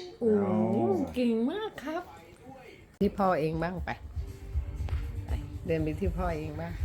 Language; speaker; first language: Thai; native; Thai